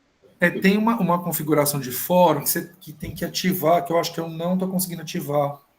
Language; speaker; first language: Portuguese; native; Portuguese